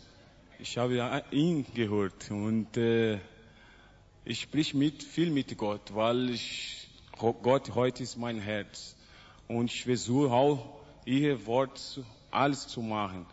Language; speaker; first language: German; non-native, learner; Portuguese